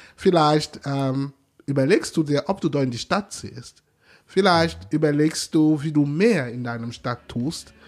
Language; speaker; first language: German; non-native, fluent; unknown